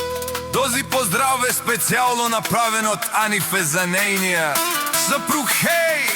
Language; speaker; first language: Bulgarian; non-native, local second language; Romany